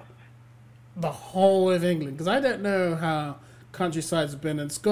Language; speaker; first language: English; native; English